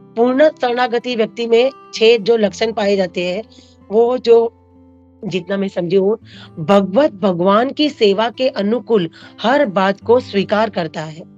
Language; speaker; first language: Hindi; non-native, local second language; Marathi